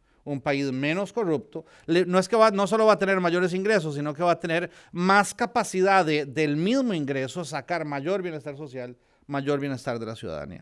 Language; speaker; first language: Spanish; native; Spanish